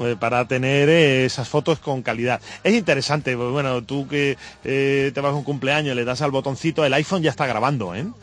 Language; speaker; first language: Spanish; native; Spanish